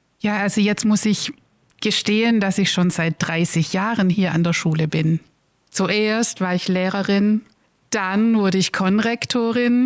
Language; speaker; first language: German; native; German